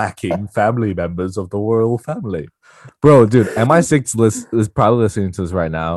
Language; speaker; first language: English; non-native, local second language; Cantonese